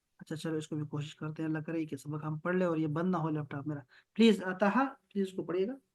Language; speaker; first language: Urdu; non-native, local second language; Pashto